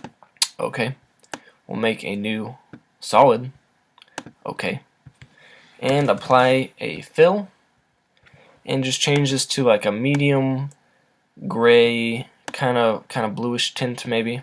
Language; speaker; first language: English; native; English